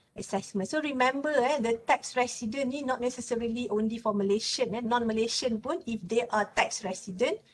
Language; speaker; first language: English; non-native, local second language; Malay